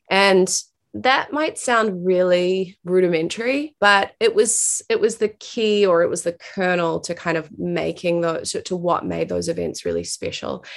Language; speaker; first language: English; native; English